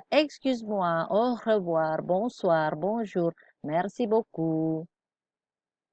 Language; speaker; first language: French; non-native, fluent; Indonesian